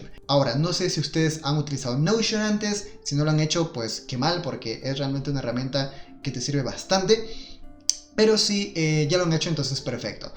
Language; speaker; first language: Spanish; native; Spanish